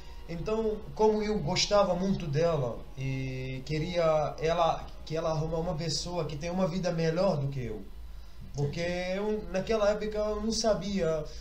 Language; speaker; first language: Portuguese; non-native, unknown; Arabic